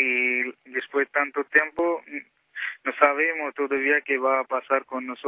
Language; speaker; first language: Spanish; non-native, local second language; Punjabi